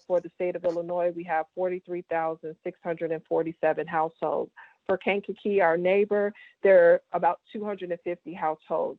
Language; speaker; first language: English; native; English